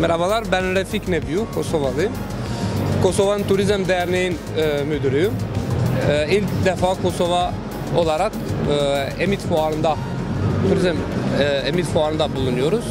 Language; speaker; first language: Turkish; non-native, fluent; Albanian